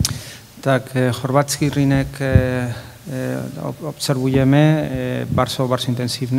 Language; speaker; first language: Polish; non-native, fluent; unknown